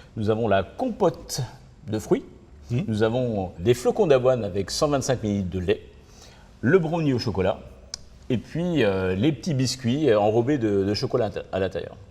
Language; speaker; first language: French; native; French